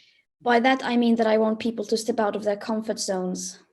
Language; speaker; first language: English; non-native, fluent; Swedish